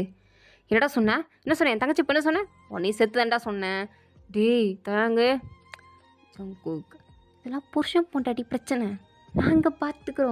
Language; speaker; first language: Tamil; native; Tamil